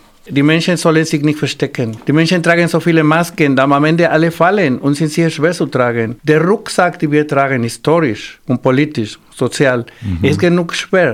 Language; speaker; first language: German; non-native, fluent; Spanish